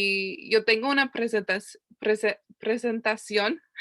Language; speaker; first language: Spanish; non-native, learner; English